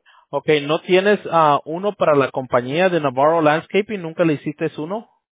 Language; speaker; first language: Spanish; early bilingual, heritage; Spanish